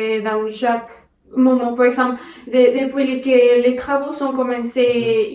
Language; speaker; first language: French; non-native, learner; Spanish